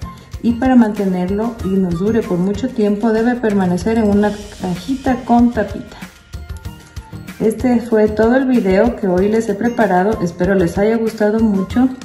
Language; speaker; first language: Spanish; native; Spanish